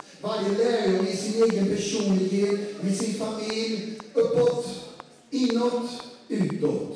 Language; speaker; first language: Swedish; non-native, fluent; Portuguese